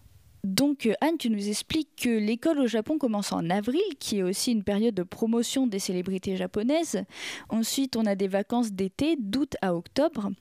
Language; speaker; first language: French; native; French